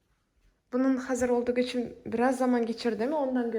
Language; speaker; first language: Turkish; non-native, learner; Kazakh